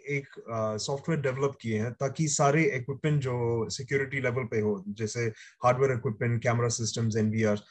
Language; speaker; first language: Hindi; native; Hindi